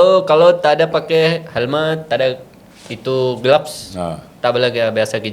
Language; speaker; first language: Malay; non-native, learner; Punjabi